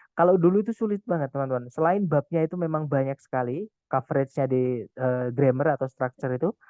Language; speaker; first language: Indonesian; non-native, local second language; Javanese